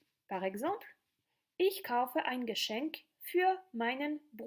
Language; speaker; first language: German; non-native, fluent; French